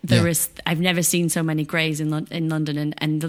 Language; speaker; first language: English; native; English